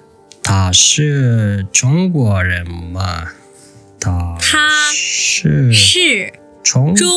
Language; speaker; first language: Chinese; non-native, learner; English